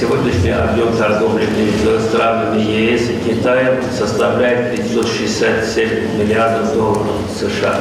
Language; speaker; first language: Russian; native; Russian